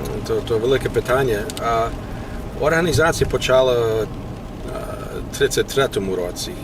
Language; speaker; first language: Ukrainian; early bilingual, heritage; Ukrainian